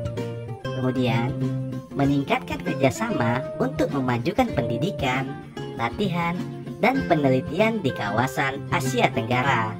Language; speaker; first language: Indonesian; native; Indonesian